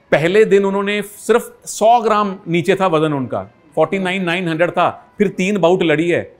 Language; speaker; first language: Hindi; native; Hindi